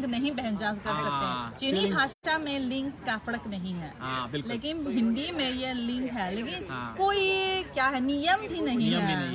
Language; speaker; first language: Hindi; non-native, fluent; Chinese